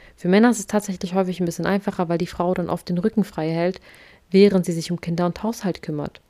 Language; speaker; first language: German; early bilingual, other home language; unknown